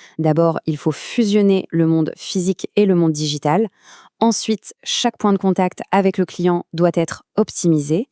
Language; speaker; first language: French; native; French